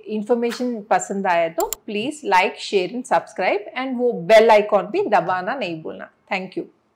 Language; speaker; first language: Hindi; non-native, local second language; Telugu